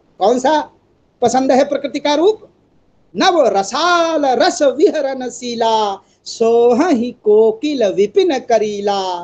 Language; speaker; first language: Hindi; native; Hindi